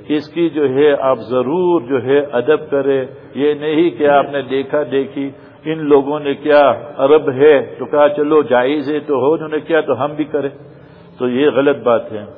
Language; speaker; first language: Urdu; native; Urdu